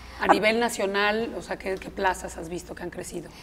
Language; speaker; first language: Spanish; native; Spanish